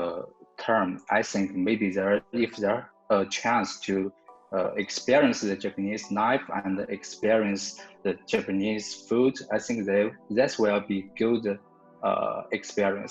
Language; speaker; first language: English; non-native, learner; Chinese